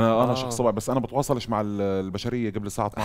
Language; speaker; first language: Arabic; native; Arabic